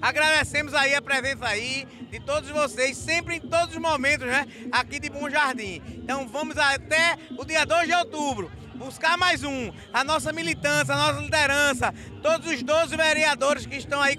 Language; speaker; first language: Portuguese; native; Portuguese